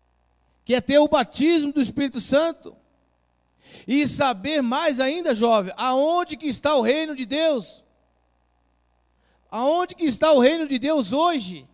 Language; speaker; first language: Portuguese; native; Portuguese